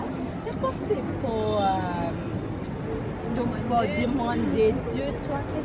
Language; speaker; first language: French; non-native, learner; English